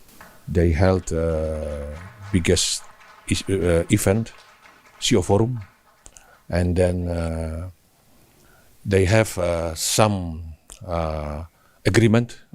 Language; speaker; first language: English; non-native, learner; Indonesian